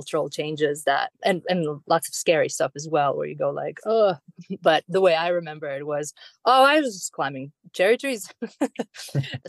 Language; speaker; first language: English; non-native, fluent; Romanian